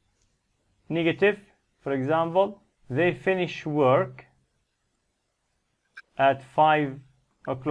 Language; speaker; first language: English; non-native, fluent; Arabic